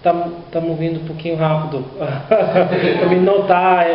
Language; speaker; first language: Portuguese; non-native, learner; English